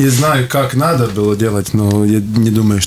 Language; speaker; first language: Russian; non-native, local second language; Latvian